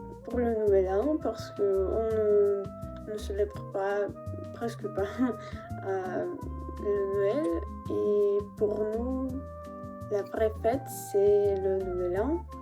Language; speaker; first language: French; non-native, fluent; Russian